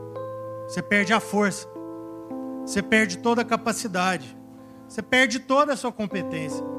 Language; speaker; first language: Portuguese; native; Portuguese